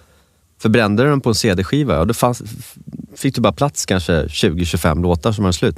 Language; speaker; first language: Swedish; native; Swedish